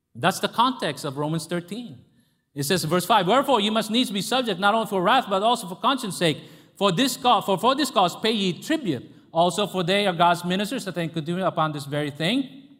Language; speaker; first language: English; non-native, local second language; Filipino